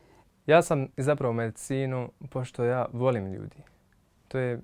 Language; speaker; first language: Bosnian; non-native, fluent; Arabic